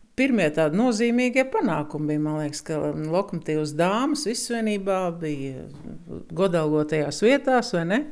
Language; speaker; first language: Latvian; native; Latvian